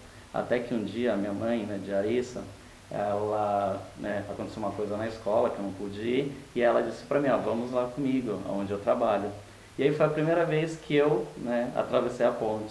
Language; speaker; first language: Portuguese; native; Portuguese